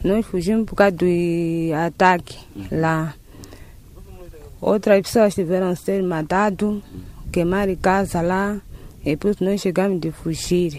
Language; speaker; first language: Portuguese; non-native, local second language; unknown